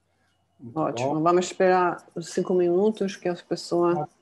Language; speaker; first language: Portuguese; non-native, fluent; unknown